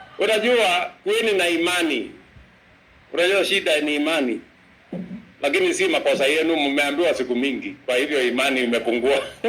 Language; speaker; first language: Swahili; non-native, local second language; Kalenjin